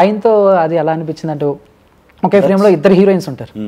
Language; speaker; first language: Telugu; native; Telugu